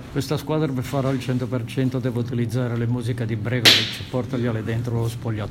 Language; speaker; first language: Italian; native; Italian